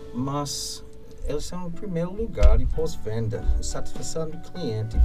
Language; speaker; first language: Portuguese; non-native, fluent; English